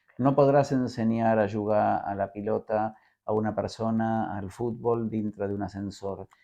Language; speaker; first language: Catalan; non-native, fluent; Spanish